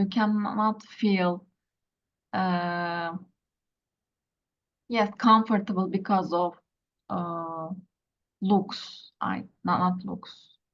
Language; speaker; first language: English; non-native, learner; Turkish